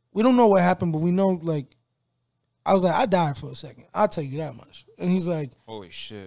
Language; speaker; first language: English; native; English